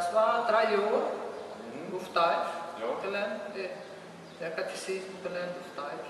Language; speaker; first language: German; early bilingual, heritage; German